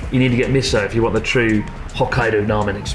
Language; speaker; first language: English; native; English